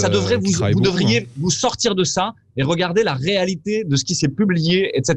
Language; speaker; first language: French; native; French